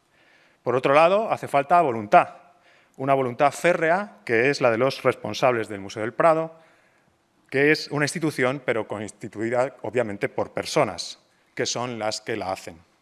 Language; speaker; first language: Spanish; native; Spanish